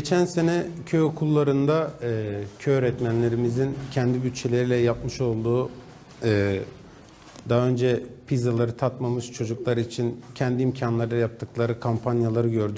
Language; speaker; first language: Turkish; native; Turkish